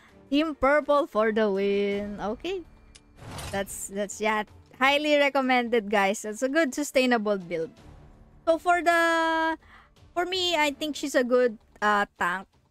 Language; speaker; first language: English; non-native, local second language; Filipino